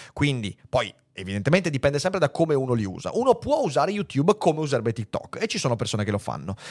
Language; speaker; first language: Italian; native; Italian